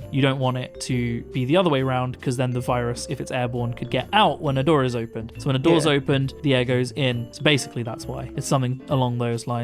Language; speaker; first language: English; native; English